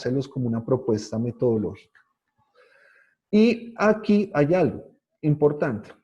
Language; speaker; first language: Spanish; native; Spanish